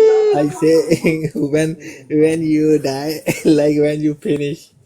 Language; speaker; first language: English; non-native, learner; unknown